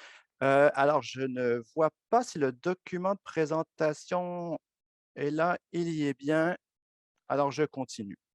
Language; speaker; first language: French; native; French